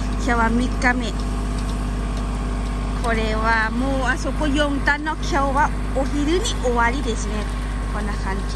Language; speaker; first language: Japanese; non-native, learner; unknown